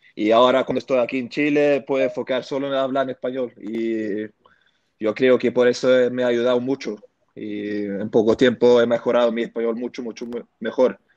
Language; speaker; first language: Spanish; early bilingual, heritage; Swedish